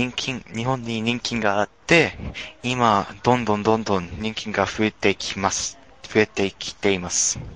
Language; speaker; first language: Japanese; non-native, learner; English